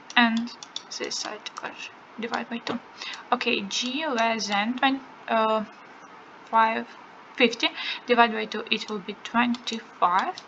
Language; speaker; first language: English; non-native, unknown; Ukrainian